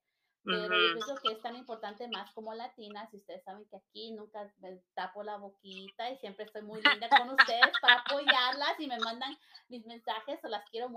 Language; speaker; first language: Spanish; native; Spanish